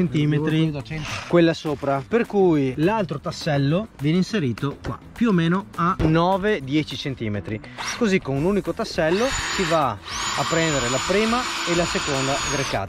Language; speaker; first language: Italian; native; Italian